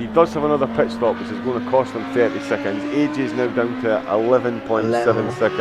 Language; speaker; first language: English; native; English